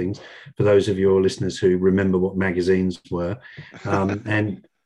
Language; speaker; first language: English; native; English